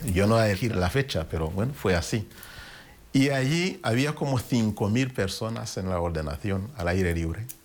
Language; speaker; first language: Spanish; non-native, fluent; Kinyarwanda